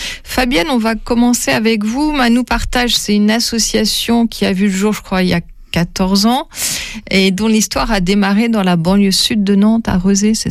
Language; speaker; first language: French; native; French